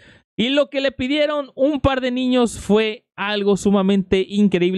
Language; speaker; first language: Spanish; native; Spanish